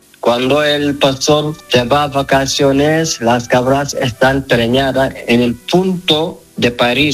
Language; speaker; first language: Spanish; non-native, learner; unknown